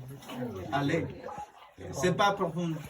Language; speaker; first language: French; non-native, learner; Spanish